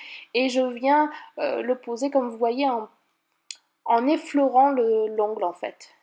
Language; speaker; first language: French; native; French